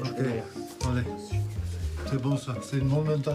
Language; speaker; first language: French; non-native, local second language; Dutch